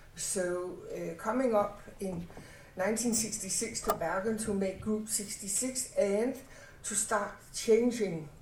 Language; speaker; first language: English; non-native, fluent; Danish